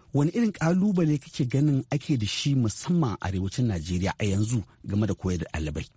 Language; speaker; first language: Hausa; native; Hausa